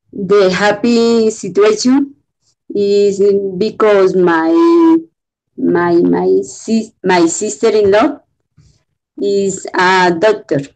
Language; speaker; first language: English; non-native, learner; Spanish